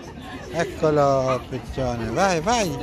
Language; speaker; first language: Italian; non-native, fluent; Filipino